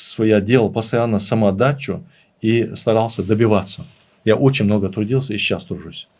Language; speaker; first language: Russian; non-native, local second language; Chechen